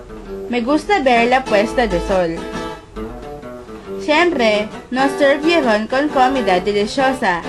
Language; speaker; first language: Spanish; non-native, learner; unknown